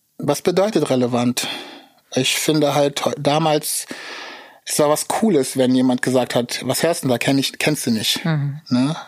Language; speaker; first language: German; early bilingual, other home language; Russian